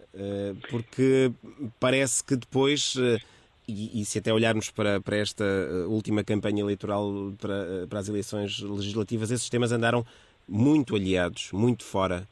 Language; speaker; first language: Portuguese; native; Portuguese